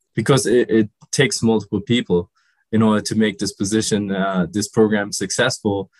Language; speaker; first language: English; early bilingual, other home language; Sinhala